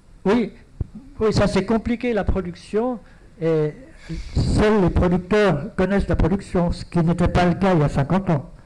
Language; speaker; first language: French; native; French